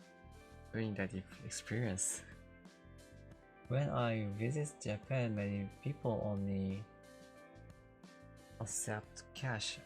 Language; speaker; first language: English; non-native, learner; Korean